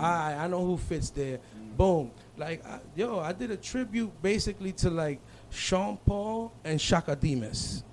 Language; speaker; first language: English; native; English